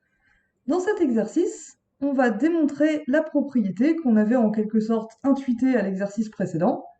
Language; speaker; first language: French; native; French